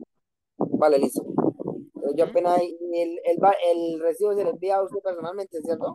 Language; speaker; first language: Spanish; native; Spanish